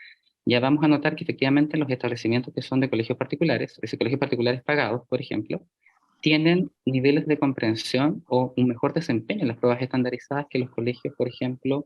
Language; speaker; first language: Spanish; native; Spanish